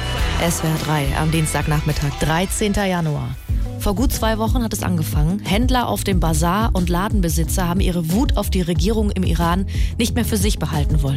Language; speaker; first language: German; native; German